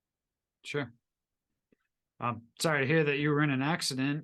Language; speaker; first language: English; native; English